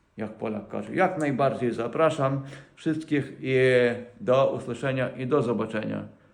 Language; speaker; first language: Polish; non-native, fluent; Ukrainian